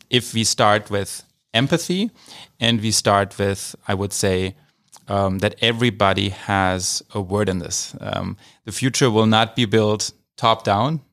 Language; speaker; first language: English; non-native, fluent; German